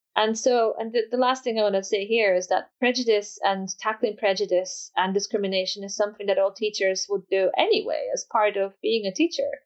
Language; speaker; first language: English; non-native, fluent; Polish